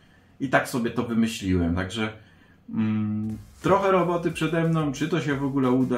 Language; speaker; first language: Polish; native; Polish